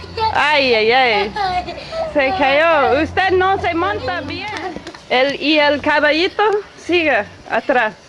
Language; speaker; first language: Spanish; non-native, learner; English